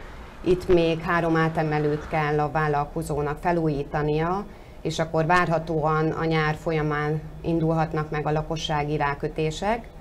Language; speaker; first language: Hungarian; native; Hungarian